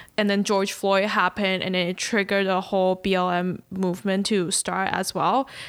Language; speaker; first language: English; early bilingual, other home language; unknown